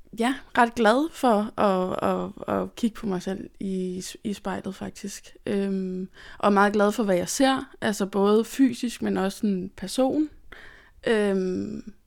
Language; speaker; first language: Danish; native; Danish